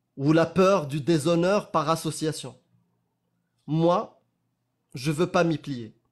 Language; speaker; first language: French; non-native, local second language; Arabic